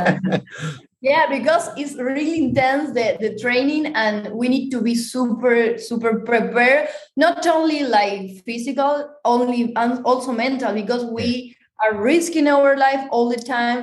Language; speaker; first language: English; non-native, fluent; Spanish